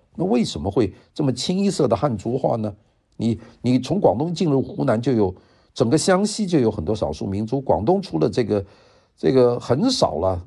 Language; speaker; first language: Chinese; non-native, local second language; Cantonese